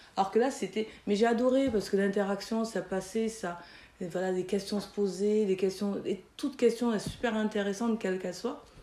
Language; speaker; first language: French; native; French